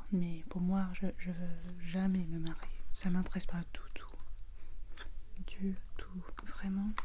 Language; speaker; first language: French; non-native, learner; English